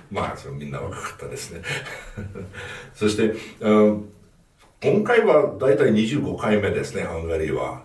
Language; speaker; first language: Japanese; non-native, fluent; Hungarian